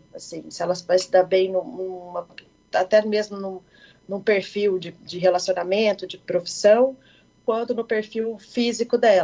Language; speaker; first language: Portuguese; native; Portuguese